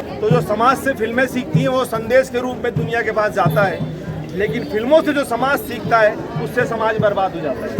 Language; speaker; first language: Hindi; native; Hindi